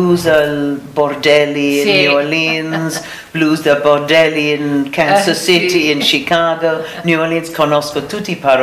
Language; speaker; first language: Italian; non-native, learner; English